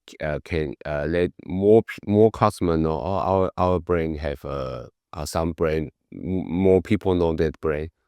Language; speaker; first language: English; non-native, learner; Chinese